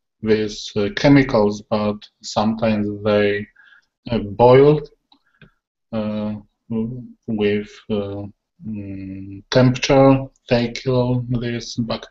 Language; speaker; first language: English; non-native, learner; Polish